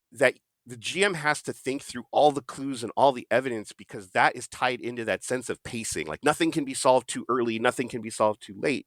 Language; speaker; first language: English; native; English